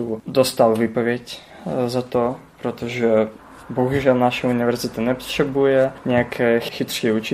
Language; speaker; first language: Czech; non-native, learner; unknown